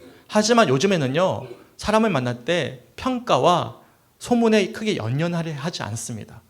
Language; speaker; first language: Korean; native; Korean